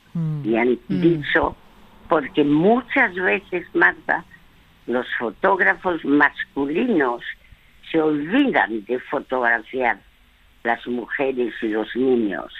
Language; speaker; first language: Spanish; early bilingual, other home language; French